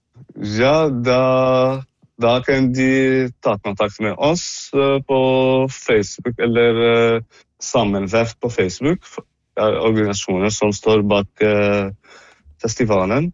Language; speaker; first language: Norwegian; non-native, fluent; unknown